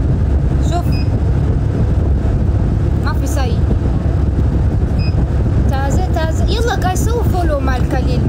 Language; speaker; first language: Arabic; non-native, learner; Pashto